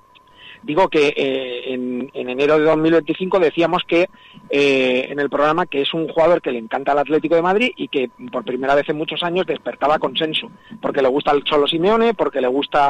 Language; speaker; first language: Spanish; native; Spanish